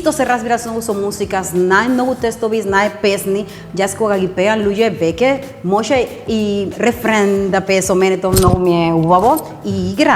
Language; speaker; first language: Macedonian; non-native, learner; Spanish